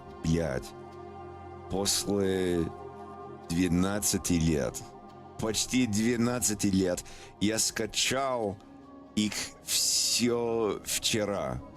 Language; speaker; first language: Russian; non-native, learner; English